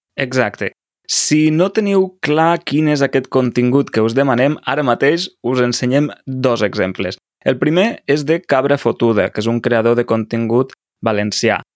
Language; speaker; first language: Catalan; native; Catalan